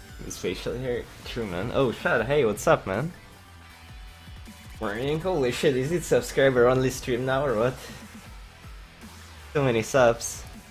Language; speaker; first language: English; non-native, fluent; Russian